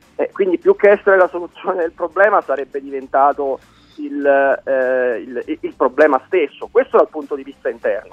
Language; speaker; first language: Italian; native; Italian